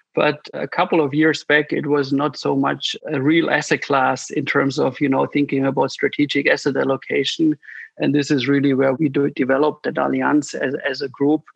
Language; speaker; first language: English; non-native, fluent; German